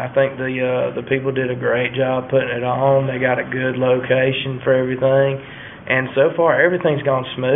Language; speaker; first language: English; native; English